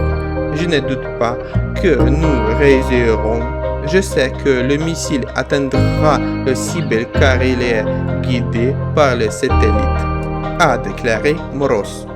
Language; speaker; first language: French; non-native, fluent; Ukrainian